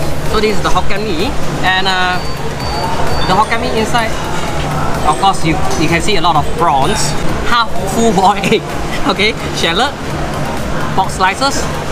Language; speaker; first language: English; non-native, local second language; Min Nan Chinese